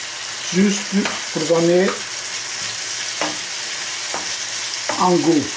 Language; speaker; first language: French; non-native, fluent; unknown